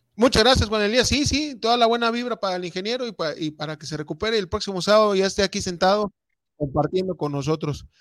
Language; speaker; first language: Spanish; native; Spanish